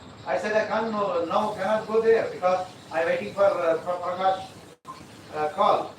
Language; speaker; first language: English; non-native, learner; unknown